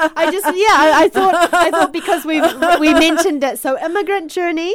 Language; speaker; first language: English; native; English